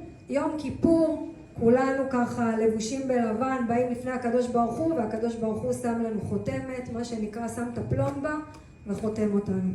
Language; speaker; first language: Hebrew; native; Hebrew